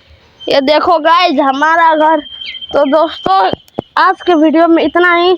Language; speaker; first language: Hindi; non-native, local second language; Maithili